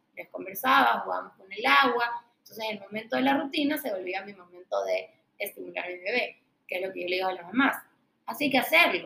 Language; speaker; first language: Spanish; native; Spanish